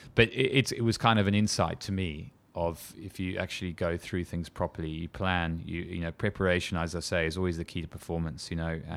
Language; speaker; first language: English; native; English